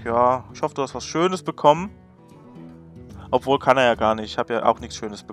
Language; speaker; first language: German; native; German